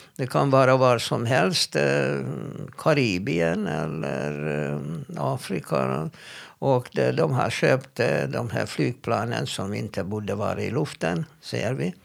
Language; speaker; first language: Swedish; non-native, fluent; Hebrew